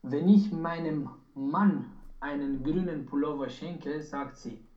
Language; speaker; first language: German; non-native, learner; Romanian